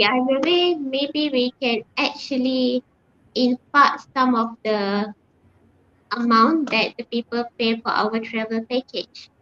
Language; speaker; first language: English; non-native, fluent; Malay